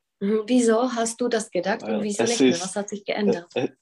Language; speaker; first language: German; non-native, fluent; Czech